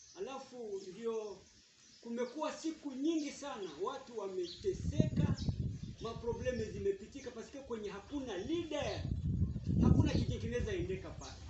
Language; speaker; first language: Swahili; non-native, local second language; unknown